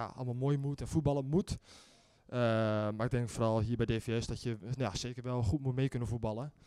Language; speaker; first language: Dutch; native; Dutch